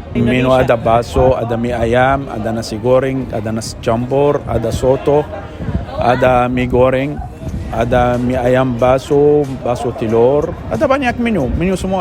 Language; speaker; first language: Indonesian; non-native, learner; Arabic